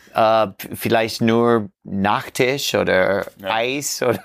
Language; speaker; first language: German; non-native, learner; English